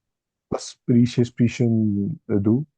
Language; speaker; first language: German; non-native, learner; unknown